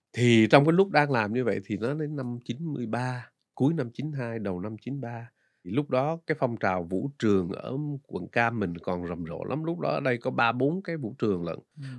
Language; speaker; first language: Vietnamese; native; Vietnamese